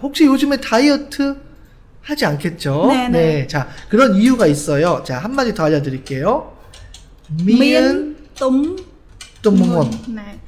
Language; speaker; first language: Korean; native; Korean